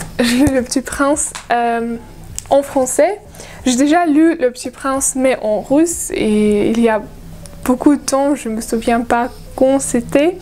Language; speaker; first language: French; non-native, fluent; Russian